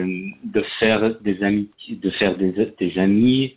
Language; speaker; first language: French; non-native, fluent; Persian